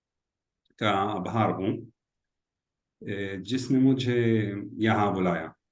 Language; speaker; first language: Hindi; non-native, learner; Hebrew